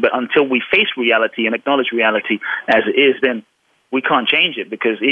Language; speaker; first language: English; native; English